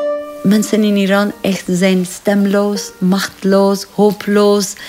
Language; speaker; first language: Dutch; non-native, learner; Persian